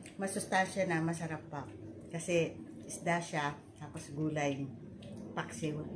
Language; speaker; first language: Filipino; non-native, local second language; Iloko